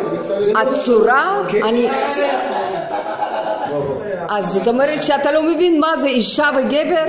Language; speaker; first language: Hebrew; non-native, fluent; Russian